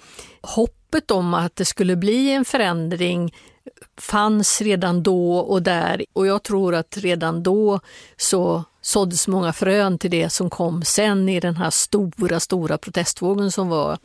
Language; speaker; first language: Swedish; native; Swedish